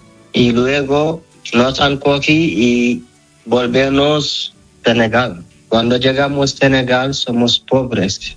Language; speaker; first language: Spanish; non-native, learner; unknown